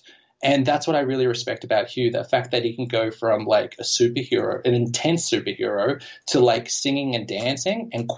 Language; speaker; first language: English; native; English